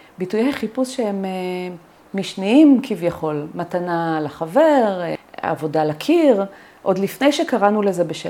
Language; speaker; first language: Hebrew; native; Hebrew